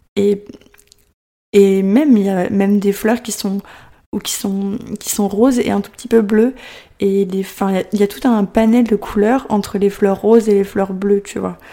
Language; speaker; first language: French; native; French